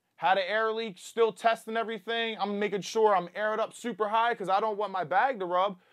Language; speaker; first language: English; native; English